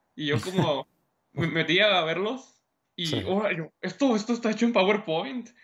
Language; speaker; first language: Spanish; native; Spanish